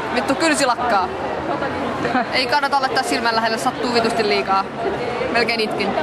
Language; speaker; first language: Finnish; native; Finnish